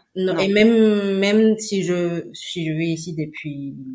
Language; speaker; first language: French; non-native, fluent; Spanish